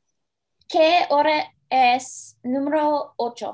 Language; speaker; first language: Spanish; non-native, learner; English